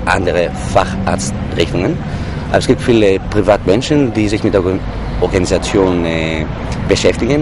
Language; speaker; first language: German; non-native, fluent; Greek